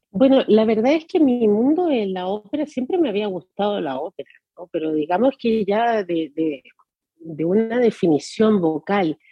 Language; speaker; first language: Spanish; native; Spanish